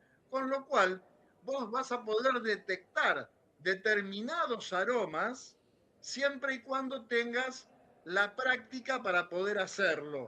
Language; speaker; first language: Spanish; native; Spanish